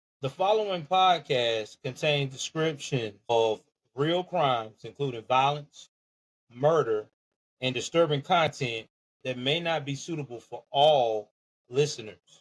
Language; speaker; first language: English; native; English